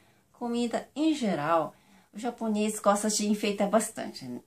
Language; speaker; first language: Portuguese; non-native, fluent; Japanese